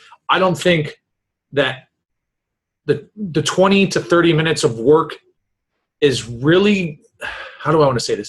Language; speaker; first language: English; native; English